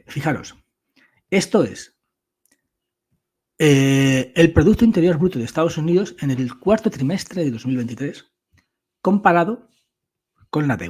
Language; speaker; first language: Spanish; native; Spanish